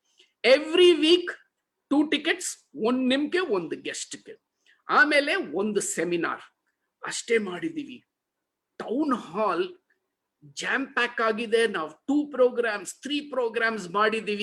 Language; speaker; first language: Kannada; non-native, learner; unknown